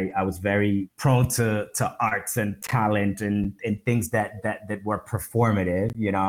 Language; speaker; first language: English; native; English